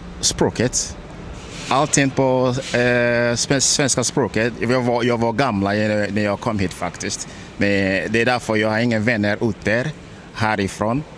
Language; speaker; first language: Swedish; non-native, learner; Igbo